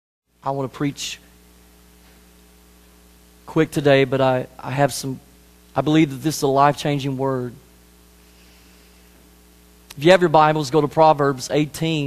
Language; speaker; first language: English; native; English